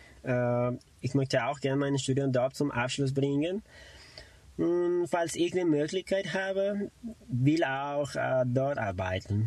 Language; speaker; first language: German; non-native, fluent; Spanish